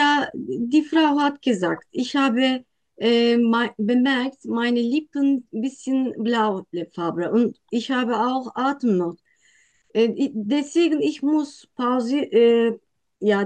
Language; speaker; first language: German; non-native, learner; Turkish